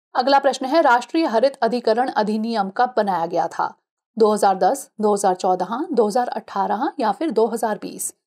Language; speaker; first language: Hindi; native; Hindi